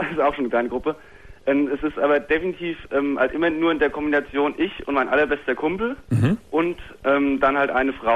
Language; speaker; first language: German; native; German